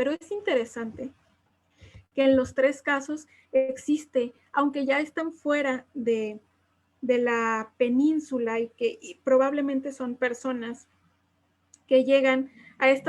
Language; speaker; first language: Spanish; native; Spanish